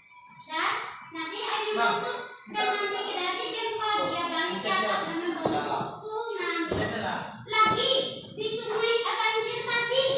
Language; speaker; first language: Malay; non-native, local second language; Minangkabau